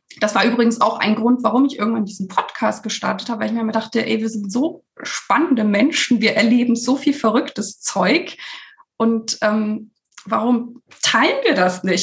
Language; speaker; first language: German; native; German